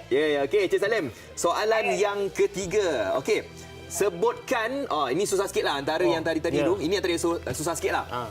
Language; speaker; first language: Malay; native; Malay